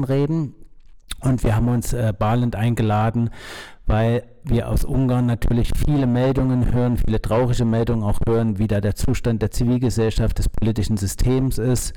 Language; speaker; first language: German; native; German